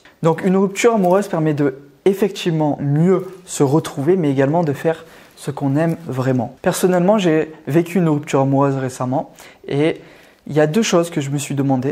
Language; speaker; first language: French; native; French